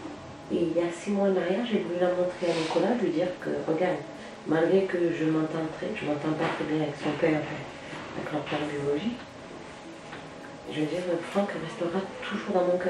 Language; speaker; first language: French; native; French